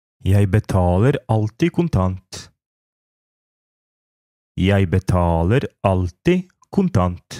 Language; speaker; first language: Norwegian; non-native, fluent; Polish